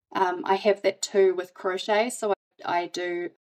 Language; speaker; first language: English; native; English